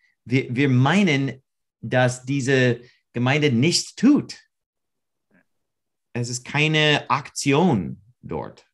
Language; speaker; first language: German; non-native, learner; English